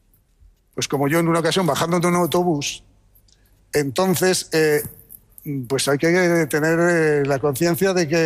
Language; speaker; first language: Spanish; native; Spanish